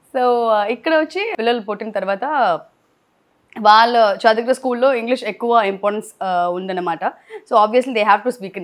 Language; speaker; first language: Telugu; non-native, learner; Tamil